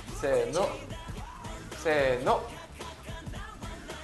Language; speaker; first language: Japanese; non-native, fluent; Korean